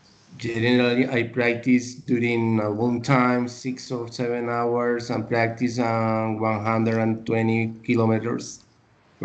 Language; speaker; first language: English; non-native, learner; Spanish